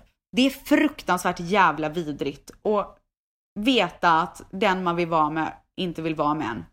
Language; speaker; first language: Swedish; native; Swedish